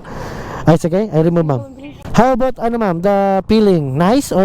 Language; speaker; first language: English; non-native, learner; Filipino